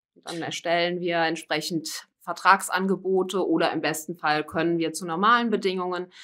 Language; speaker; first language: German; native; German